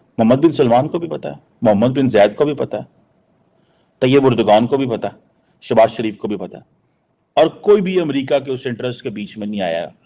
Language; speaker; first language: Urdu; non-native, local second language; Punjabi